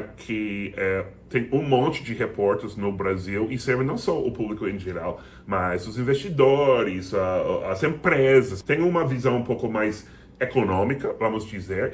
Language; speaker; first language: Portuguese; non-native, fluent; English